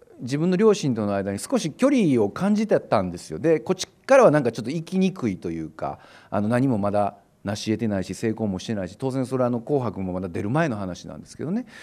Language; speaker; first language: Japanese; native; Japanese